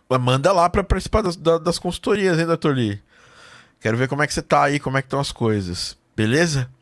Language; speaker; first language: Portuguese; native; Portuguese